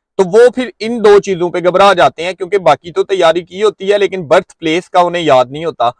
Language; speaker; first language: Urdu; non-native, local second language; Punjabi